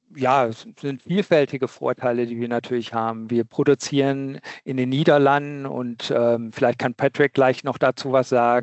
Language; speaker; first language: German; native; German